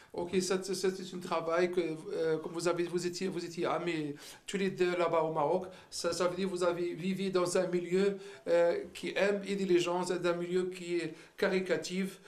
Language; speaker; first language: French; non-native, local second language; Arabic